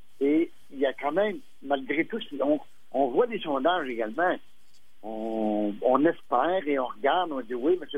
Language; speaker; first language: French; native; French